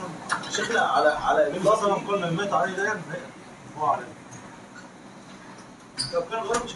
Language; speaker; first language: Arabic; native; Arabic